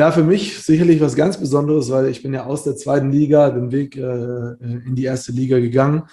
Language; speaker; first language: German; native; German